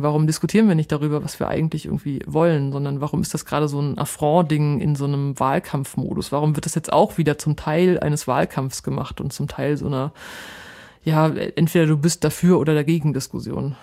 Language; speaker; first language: German; native; German